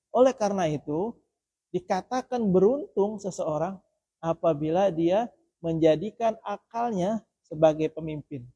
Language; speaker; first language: Indonesian; native; Indonesian